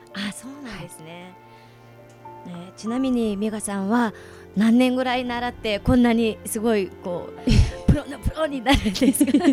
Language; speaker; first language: Japanese; non-native, fluent; Mongolian